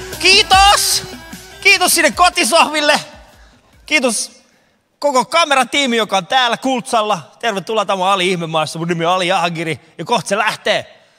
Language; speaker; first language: Finnish; early bilingual, other home language; Persian